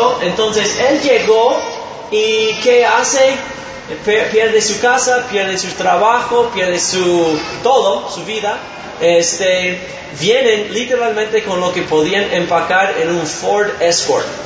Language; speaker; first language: Spanish; non-native, fluent; English